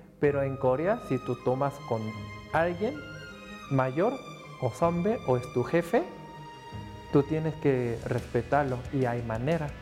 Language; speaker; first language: Spanish; non-native, fluent; Korean